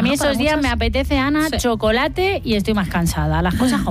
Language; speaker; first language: Spanish; native; Spanish